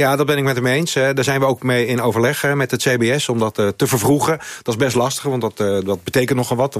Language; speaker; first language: Dutch; native; Dutch